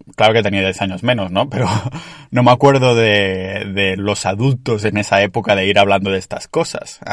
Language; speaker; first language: Spanish; native; Spanish